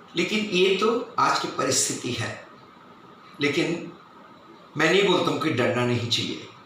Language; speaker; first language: Hindi; non-native, local second language; Bangla